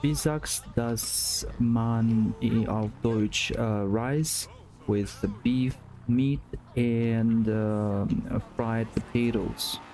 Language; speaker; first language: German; non-native, learner; Russian